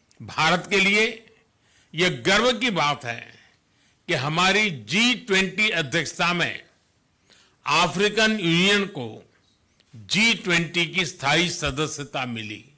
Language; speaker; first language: Hindi; non-native, local second language; Gujarati